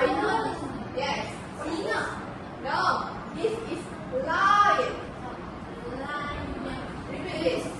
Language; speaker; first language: English; non-native, learner; Malay